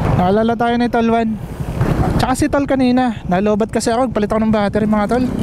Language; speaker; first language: Filipino; non-native, local second language; Bikol